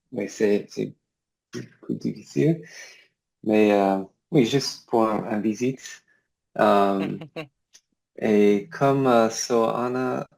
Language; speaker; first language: French; non-native, learner; English